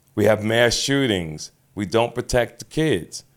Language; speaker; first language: English; native; English